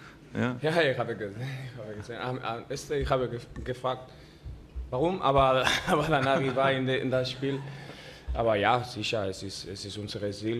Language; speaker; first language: German; non-native, learner; Spanish